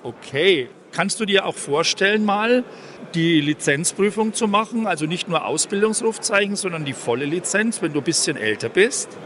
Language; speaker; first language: German; native; German